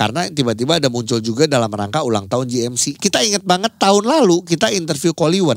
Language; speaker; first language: Indonesian; native; Indonesian